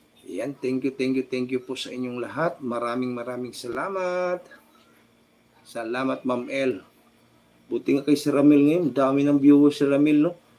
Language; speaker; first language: Filipino; native; Filipino